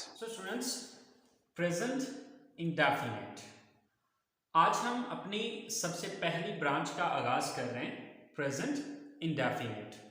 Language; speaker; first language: Urdu; native; Urdu